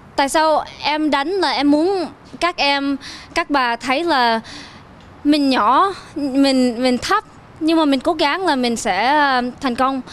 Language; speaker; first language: Vietnamese; early bilingual, heritage; Vietnamese